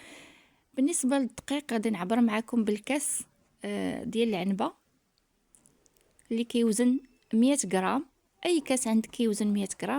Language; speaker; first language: Arabic; native; Arabic